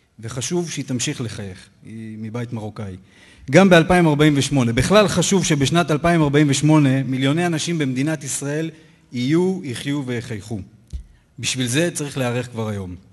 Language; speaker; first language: Hebrew; native; Hebrew